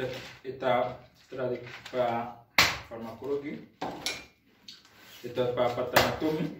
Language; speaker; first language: Russian; non-native, learner; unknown